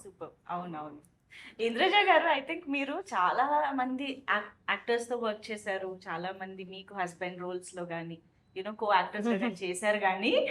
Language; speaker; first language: Telugu; native; Telugu